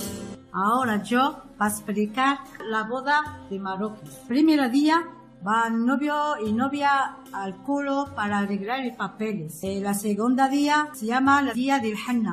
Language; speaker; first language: Spanish; non-native, learner; Arabic